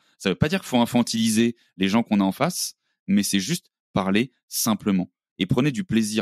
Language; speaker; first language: French; native; French